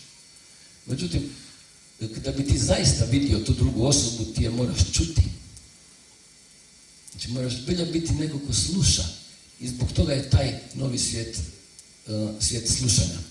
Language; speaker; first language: Croatian; native; Croatian